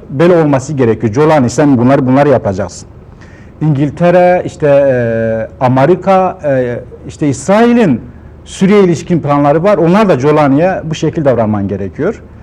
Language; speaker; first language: Turkish; non-native, local second language; Kurdish